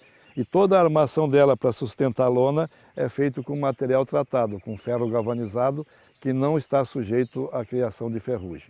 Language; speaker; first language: Portuguese; native; Portuguese